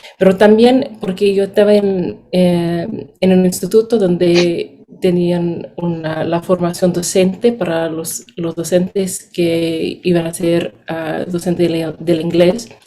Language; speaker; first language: Spanish; non-native, fluent; English